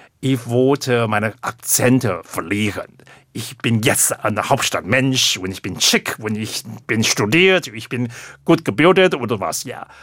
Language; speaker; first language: German; non-native, fluent; Chinese